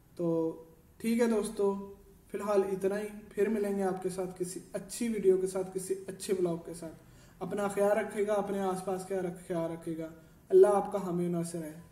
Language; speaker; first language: Urdu; non-native, local second language; Punjabi